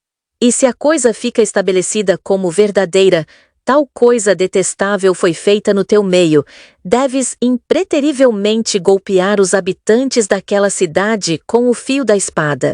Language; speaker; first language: Portuguese; native; Portuguese